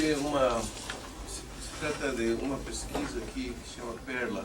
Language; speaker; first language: Portuguese; non-native, fluent; English